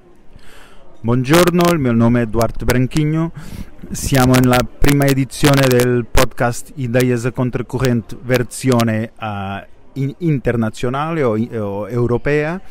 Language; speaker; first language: Italian; non-native, fluent; Portuguese